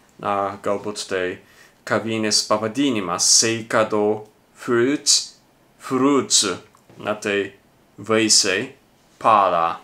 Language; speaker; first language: Lithuanian; non-native, learner; Japanese